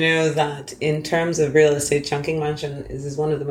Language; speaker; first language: English; non-native, local second language; Yoruba